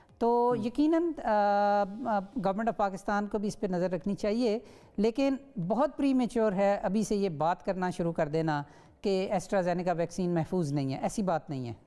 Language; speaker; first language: Urdu; native; Urdu